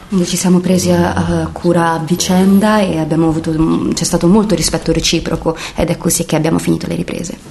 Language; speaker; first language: Italian; native; Italian